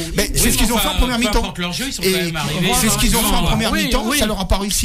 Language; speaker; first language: French; native; French